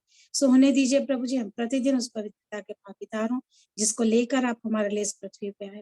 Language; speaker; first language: Hindi; native; Hindi